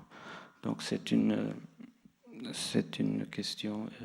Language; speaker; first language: French; non-native, fluent; Portuguese